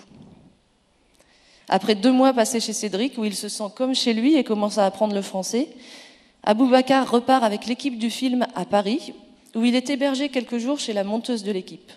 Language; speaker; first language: French; native; French